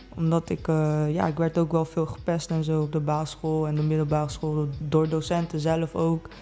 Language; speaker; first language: Dutch; early bilingual, other home language; Portuguese